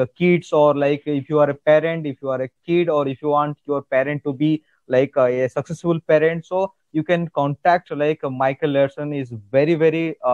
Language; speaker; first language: English; non-native, local second language; Odia